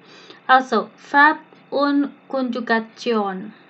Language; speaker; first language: German; non-native, fluent; Indonesian